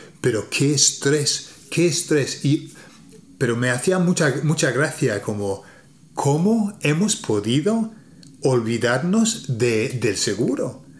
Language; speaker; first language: Spanish; non-native, fluent; English